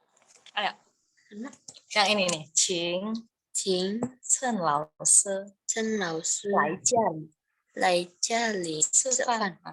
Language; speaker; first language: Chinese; non-native, learner; Indonesian